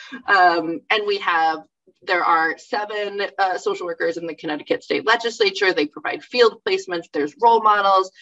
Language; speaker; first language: English; native; English